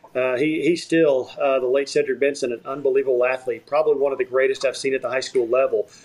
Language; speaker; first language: English; native; English